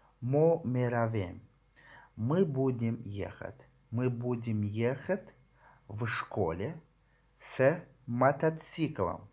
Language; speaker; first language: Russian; non-native, learner; Tajik